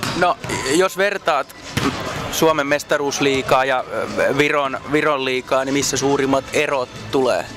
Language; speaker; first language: Finnish; native; Finnish